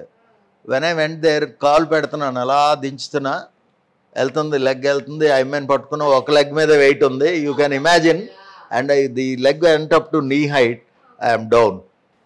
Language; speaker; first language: Telugu; native; Telugu